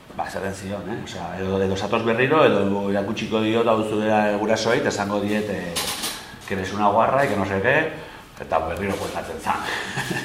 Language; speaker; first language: Basque; non-native, local second language; Spanish